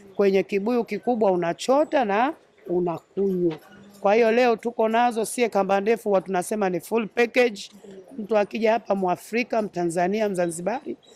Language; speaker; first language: Swahili; native; Swahili